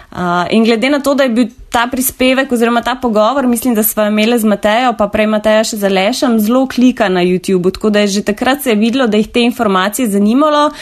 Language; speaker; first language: Slovenian; native; Slovenian